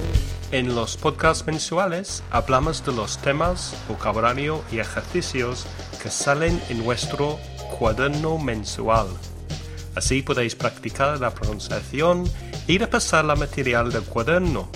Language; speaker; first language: Spanish; non-native, fluent; English